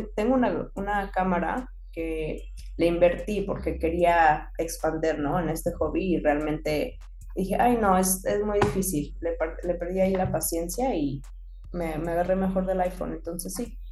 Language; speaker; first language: Spanish; early bilingual, heritage; Spanish